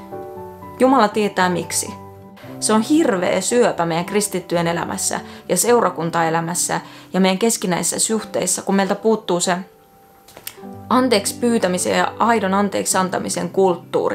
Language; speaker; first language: Finnish; native; Finnish